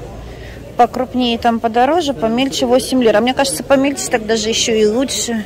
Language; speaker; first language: Russian; native; Russian